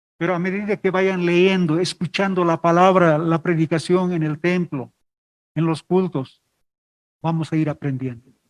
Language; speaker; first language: Spanish; non-native, local second language; Aymara